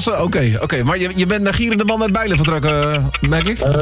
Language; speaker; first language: Dutch; native; Dutch